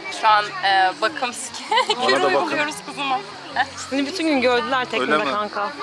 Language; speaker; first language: Turkish; native; Turkish